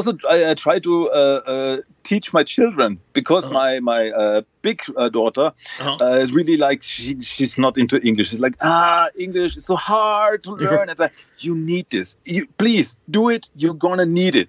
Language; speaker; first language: English; non-native, fluent; German